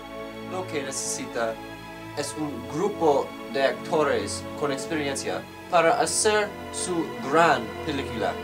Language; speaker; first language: Spanish; non-native, learner; English